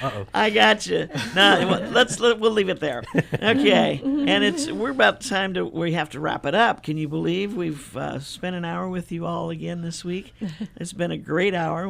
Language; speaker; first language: English; native; English